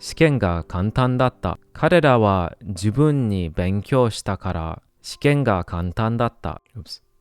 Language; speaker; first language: Japanese; non-native, learner; English